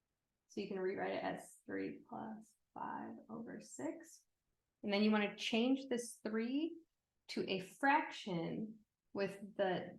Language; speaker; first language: English; native; English